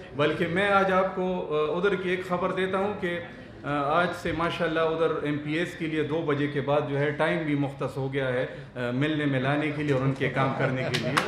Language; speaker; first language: Urdu; non-native, local second language; Pashto